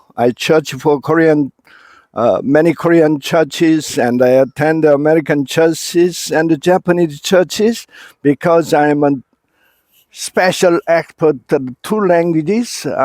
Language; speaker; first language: English; non-native, fluent; Korean